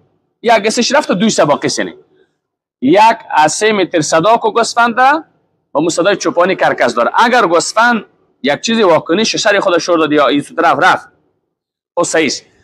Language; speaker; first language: Persian; native; Persian